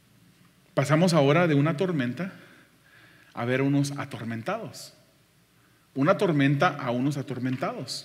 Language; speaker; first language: Spanish; native; Spanish